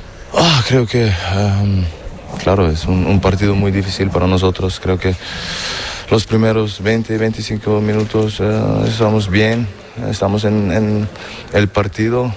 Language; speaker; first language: Spanish; non-native, learner; German